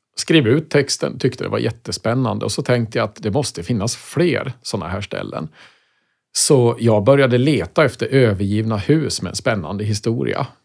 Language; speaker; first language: Swedish; native; Swedish